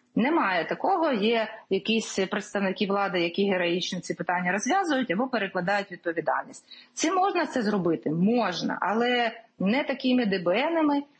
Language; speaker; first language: Ukrainian; native; Ukrainian